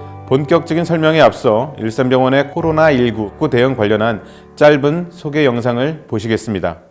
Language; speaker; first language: Korean; native; Korean